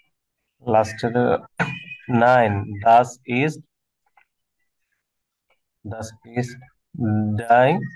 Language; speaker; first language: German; non-native, learner; Bangla